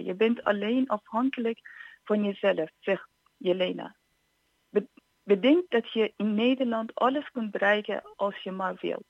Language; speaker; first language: Dutch; non-native, fluent; Persian